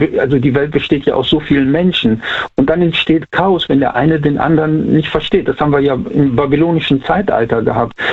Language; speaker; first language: German; native; German